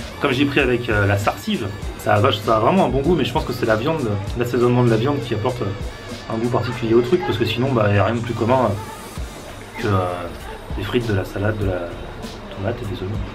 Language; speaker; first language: French; native; French